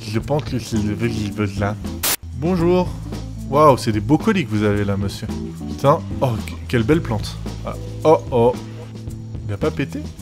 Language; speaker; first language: French; native; French